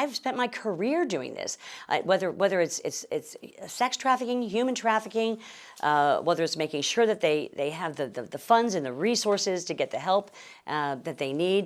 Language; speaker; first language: English; native; English